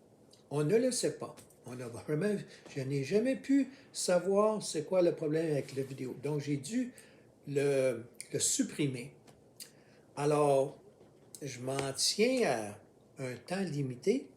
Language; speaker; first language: French; native; French